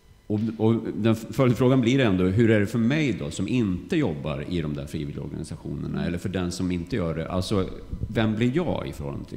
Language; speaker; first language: Swedish; native; Swedish